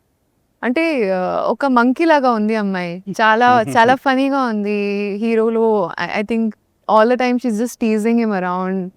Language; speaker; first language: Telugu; non-native, local second language; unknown